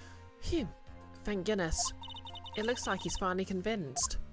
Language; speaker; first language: English; native; English